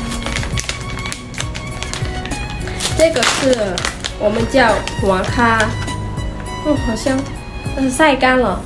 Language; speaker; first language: Chinese; non-native, fluent; Lao